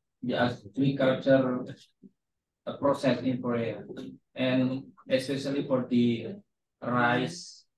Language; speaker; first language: English; non-native, fluent; Indonesian